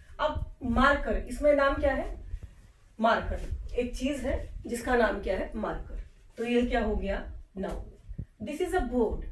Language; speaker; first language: Hindi; native; Hindi